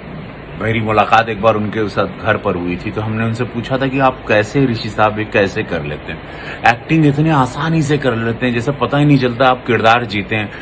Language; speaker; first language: Hindi; native; Hindi